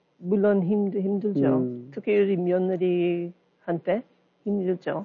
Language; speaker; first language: Korean; non-native, learner; English